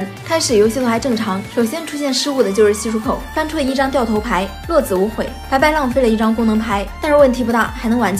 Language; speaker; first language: Chinese; native; Chinese